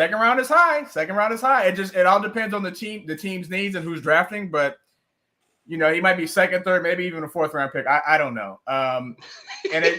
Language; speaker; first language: English; native; English